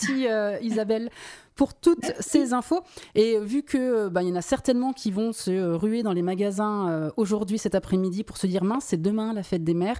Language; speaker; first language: French; native; French